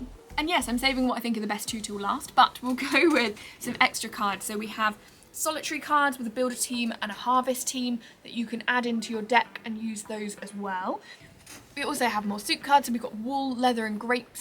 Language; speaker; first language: English; native; English